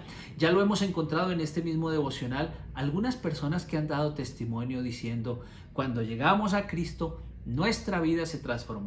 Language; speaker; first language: Spanish; native; Spanish